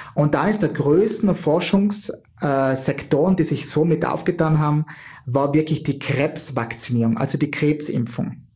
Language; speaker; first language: German; native; German